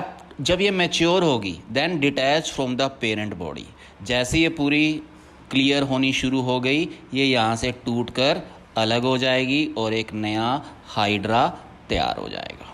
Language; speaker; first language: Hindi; native; Hindi